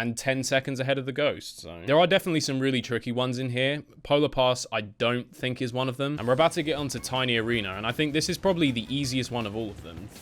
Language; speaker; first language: English; native; English